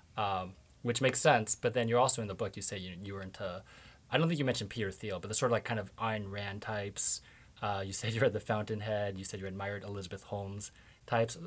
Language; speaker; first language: English; native; English